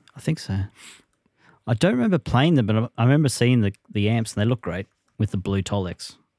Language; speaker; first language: English; native; English